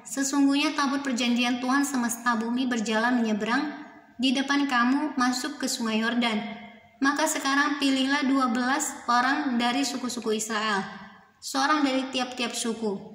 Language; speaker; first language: Indonesian; native; Indonesian